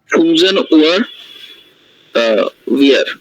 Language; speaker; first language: German; non-native, learner; Bangla